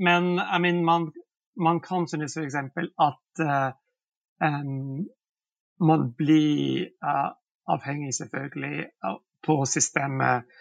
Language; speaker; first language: Norwegian; non-native, fluent; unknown